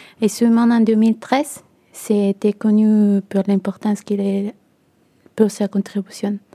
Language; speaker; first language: French; non-native, learner; Italian